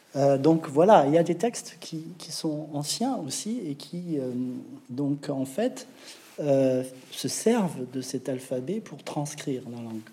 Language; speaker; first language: French; native; French